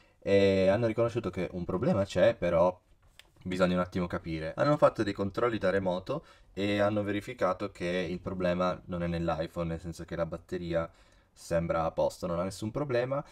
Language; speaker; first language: Italian; native; Italian